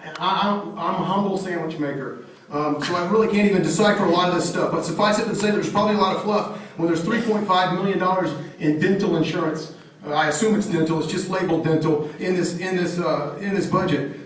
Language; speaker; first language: English; native; English